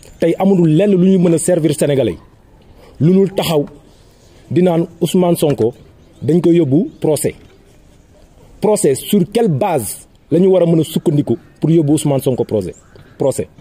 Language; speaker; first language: Wolof; non-native, local second language; Jola-Fonyi